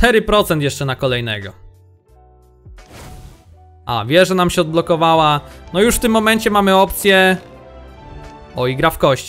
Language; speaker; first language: Polish; native; Polish